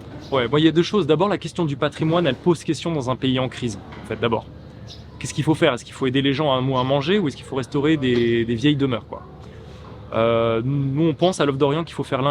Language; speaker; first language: French; native; French